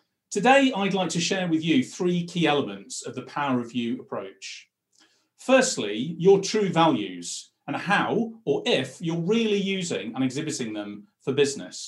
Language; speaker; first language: English; native; English